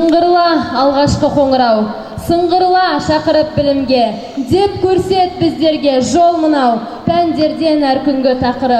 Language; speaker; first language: Kazakh; native; Kazakh